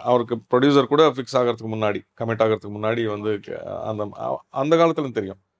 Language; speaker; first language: Tamil; non-native, local second language; Kannada